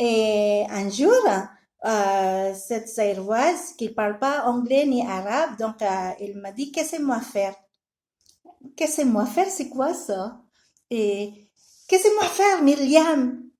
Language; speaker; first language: French; non-native, learner; Filipino